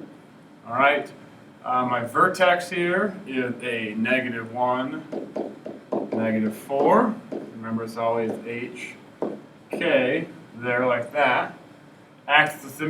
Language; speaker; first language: English; native; English